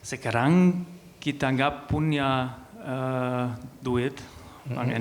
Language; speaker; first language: Indonesian; non-native, learner; German